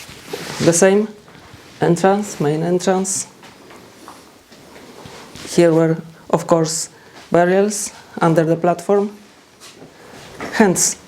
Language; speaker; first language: English; non-native, fluent; Polish